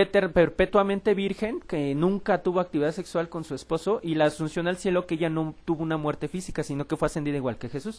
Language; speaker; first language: Spanish; native; Spanish